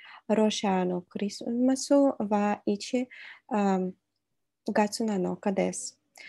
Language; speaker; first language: Japanese; non-native, learner; Russian